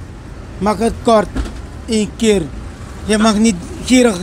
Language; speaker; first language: Dutch; non-native, local second language; Sranan Tongo